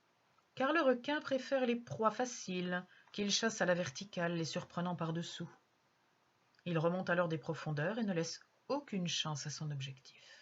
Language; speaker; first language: French; native; French